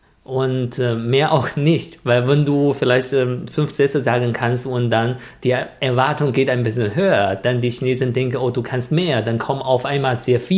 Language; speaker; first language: German; non-native, fluent; Chinese